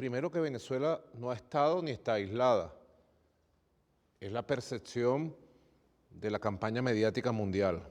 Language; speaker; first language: Spanish; native; Spanish